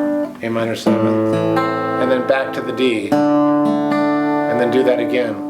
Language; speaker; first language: English; native; English